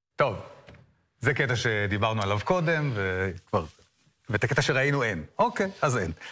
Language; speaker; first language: Hebrew; native; Hebrew